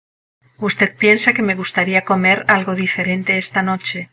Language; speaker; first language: Spanish; non-native, learner; English